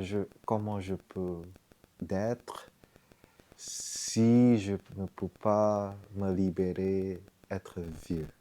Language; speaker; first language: French; non-native, fluent; Vietnamese